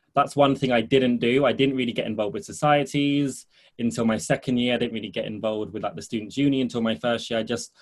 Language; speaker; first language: English; early bilingual, heritage; English